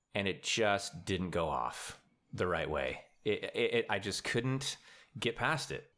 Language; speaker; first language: English; native; English